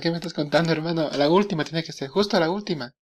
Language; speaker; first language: Spanish; native; Spanish